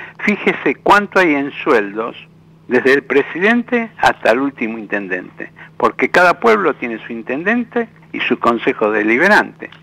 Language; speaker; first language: Spanish; native; Spanish